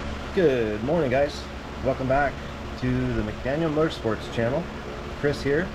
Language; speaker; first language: English; native; English